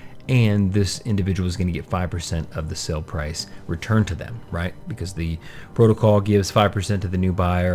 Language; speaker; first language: English; native; English